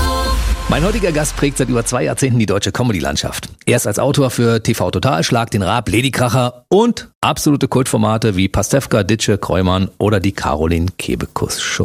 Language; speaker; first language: German; native; German